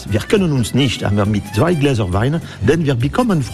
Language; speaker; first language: German; non-native, fluent; French